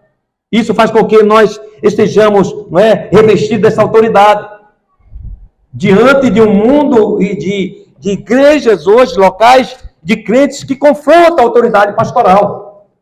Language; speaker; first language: Portuguese; native; Portuguese